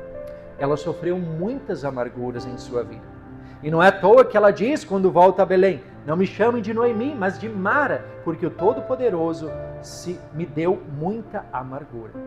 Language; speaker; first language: Portuguese; native; Portuguese